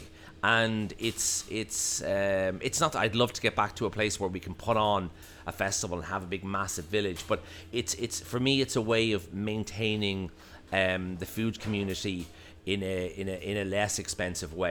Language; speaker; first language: English; native; English